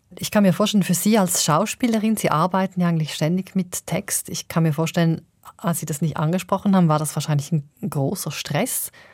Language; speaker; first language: German; native; German